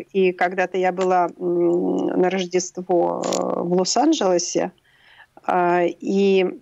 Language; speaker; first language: Russian; native; Russian